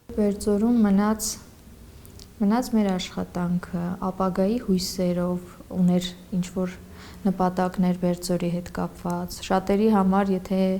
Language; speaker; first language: Armenian; native; Armenian